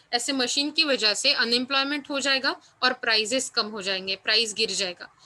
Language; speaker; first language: Hindi; non-native, local second language; Marathi